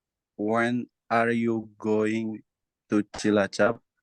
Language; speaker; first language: English; non-native, learner; Indonesian